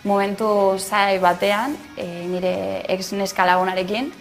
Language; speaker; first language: Basque; non-native, local second language; Spanish